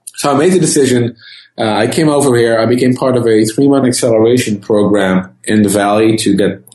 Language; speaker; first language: English; non-native, fluent; Dutch